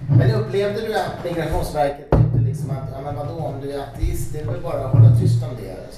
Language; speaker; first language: Swedish; native; Swedish